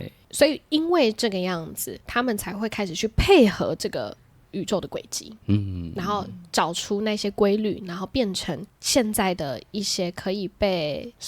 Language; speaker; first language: Chinese; native; Chinese